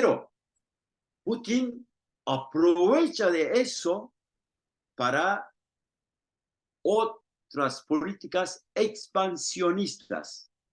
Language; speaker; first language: Spanish; non-native, fluent; Turkish